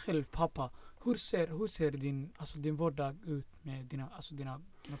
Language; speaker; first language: Swedish; non-native, fluent; Somali